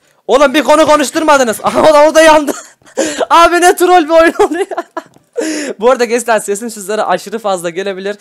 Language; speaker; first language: Turkish; native; Turkish